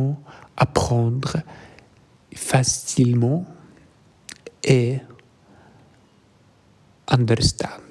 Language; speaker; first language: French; non-native, learner; Arabic